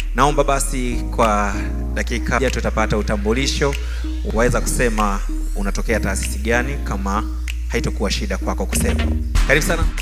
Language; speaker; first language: Swahili; native; Swahili